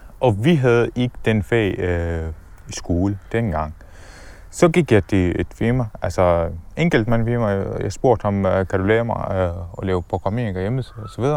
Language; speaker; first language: Danish; non-native, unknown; Arabic